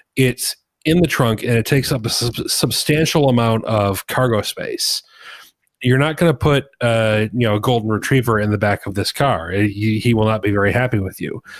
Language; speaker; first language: English; native; English